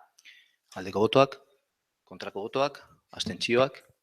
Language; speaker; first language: Basque; non-native, local second language; Spanish